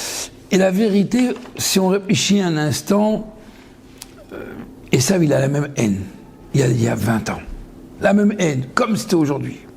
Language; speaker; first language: French; native; French